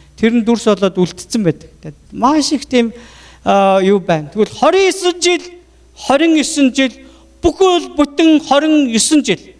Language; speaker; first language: Mongolian; native; Mongolian